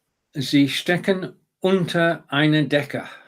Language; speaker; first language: German; non-native, learner; English